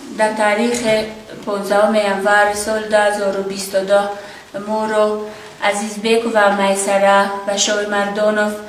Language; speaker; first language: Tajik; non-native, local second language; Shughni